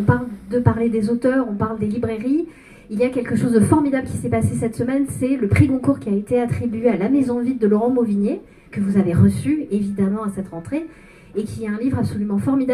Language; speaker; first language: French; native; French